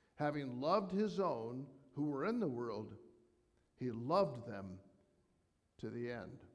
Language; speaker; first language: English; native; English